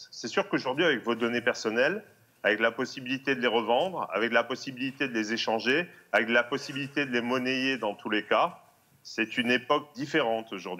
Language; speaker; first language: French; native; French